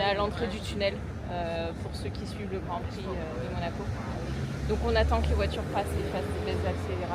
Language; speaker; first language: French; native; French